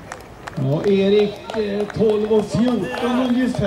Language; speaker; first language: Swedish; native; Swedish